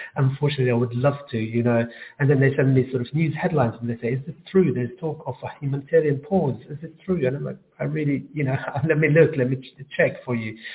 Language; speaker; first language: English; non-native, fluent; Arabic